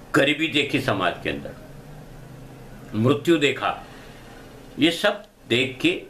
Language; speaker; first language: Hindi; non-native, local second language; Gujarati